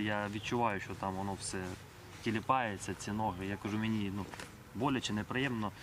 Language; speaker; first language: Ukrainian; native; Ukrainian